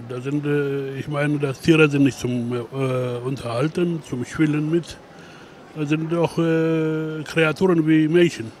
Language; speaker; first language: German; non-native, learner; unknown